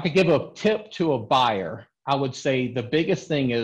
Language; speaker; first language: English; native; English